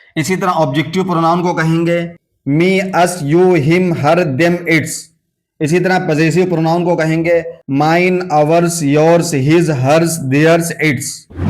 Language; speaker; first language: Urdu; native; Urdu